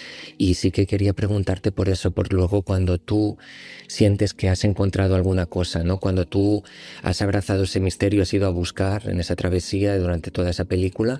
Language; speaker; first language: Spanish; native; Spanish